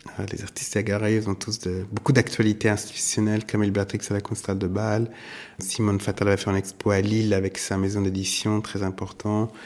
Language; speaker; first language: French; non-native, fluent; Italian